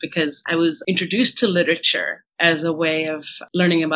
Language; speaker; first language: English; early bilingual, other home language; Telugu